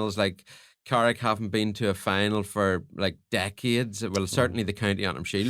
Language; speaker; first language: English; native; English